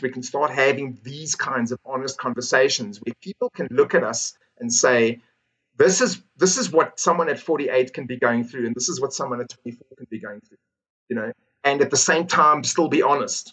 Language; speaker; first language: English; native; English